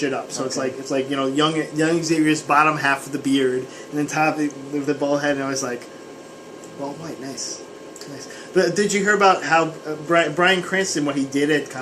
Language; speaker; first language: English; native; English